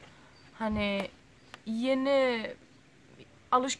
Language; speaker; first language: Turkish; early bilingual, heritage; Turkish